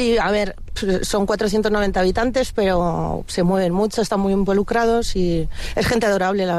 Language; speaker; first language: Spanish; native; Spanish